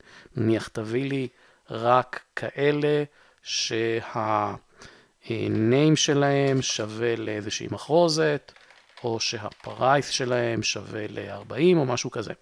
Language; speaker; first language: Hebrew; native; Hebrew